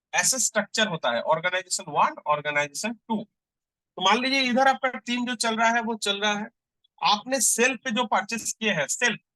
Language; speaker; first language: Hindi; non-native, local second language; Bangla